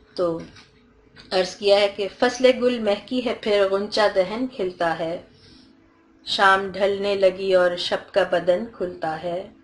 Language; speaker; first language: Urdu; native; Urdu